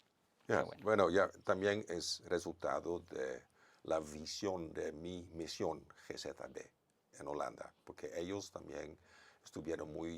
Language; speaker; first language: Spanish; non-native, fluent; Dutch